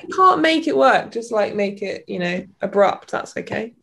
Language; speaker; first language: English; native; English